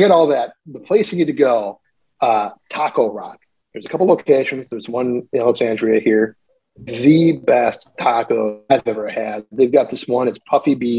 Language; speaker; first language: English; native; English